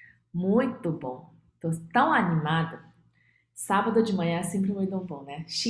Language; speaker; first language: Portuguese; non-native, fluent; Chinese